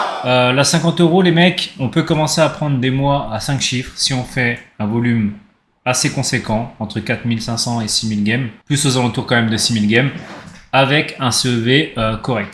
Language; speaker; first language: French; native; French